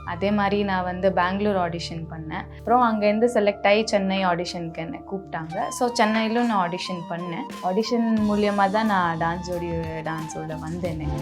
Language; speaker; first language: Tamil; native; Tamil